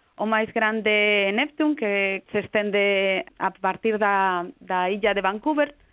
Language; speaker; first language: Galician; non-native, local second language; Spanish